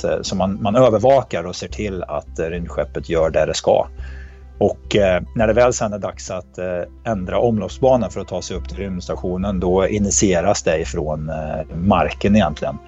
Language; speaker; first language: Swedish; native; Swedish